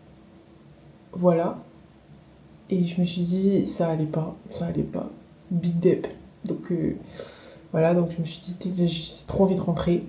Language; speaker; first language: French; native; French